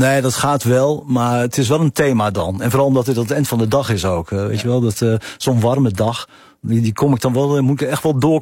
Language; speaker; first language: Dutch; native; Dutch